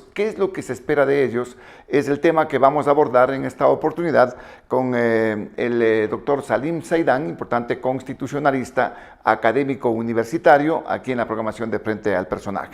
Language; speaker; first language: Spanish; native; Spanish